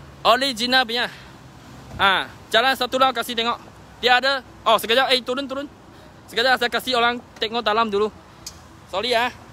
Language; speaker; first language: Malay; non-native, local second language; Chinese